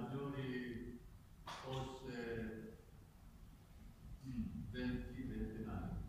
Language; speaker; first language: Italian; non-native, learner; Japanese